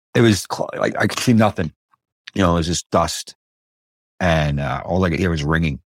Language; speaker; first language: English; early bilingual, other home language; Spanish